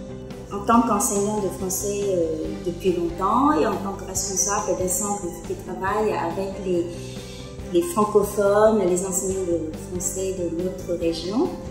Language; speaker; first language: French; non-native, fluent; Vietnamese